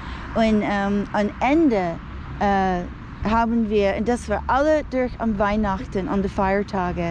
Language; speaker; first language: German; non-native, fluent; English